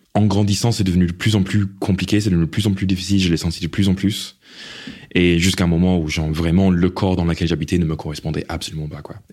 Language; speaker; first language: French; non-native, fluent; English